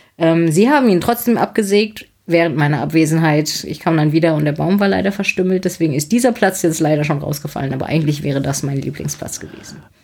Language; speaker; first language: German; native; German